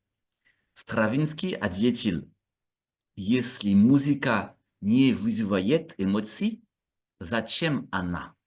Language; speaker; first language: Russian; non-native, learner; French